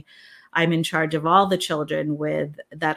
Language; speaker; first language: English; non-native, local second language; Filipino